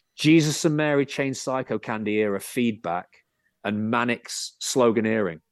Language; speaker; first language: English; native; English